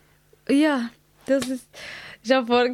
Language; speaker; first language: German; non-native, learner; Somali